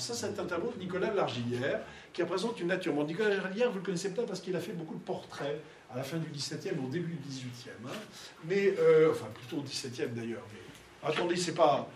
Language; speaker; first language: French; native; French